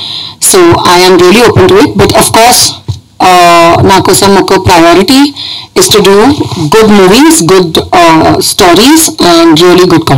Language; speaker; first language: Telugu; non-native, local second language; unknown